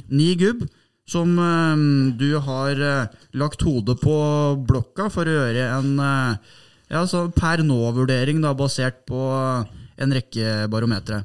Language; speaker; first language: Norwegian; native; Norwegian